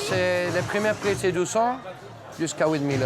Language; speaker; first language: French; non-native, learner; Spanish